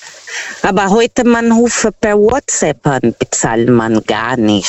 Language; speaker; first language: German; non-native, learner; Portuguese